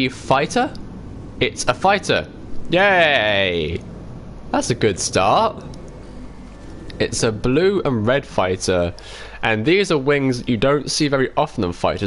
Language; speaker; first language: English; native; English